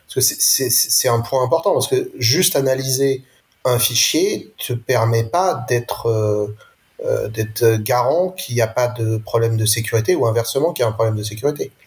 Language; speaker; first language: French; native; French